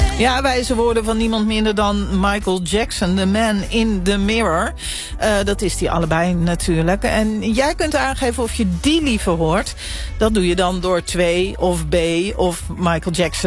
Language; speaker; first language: Dutch; native; Dutch